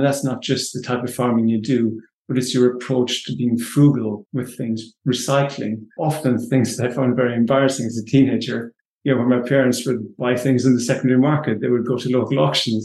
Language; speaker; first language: English; native; English